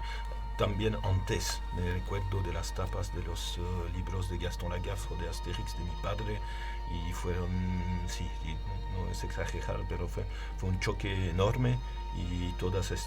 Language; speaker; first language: Spanish; non-native, learner; French